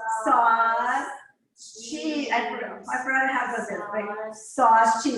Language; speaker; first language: English; native; English